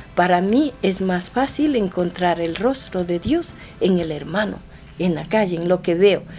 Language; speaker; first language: Spanish; native; Spanish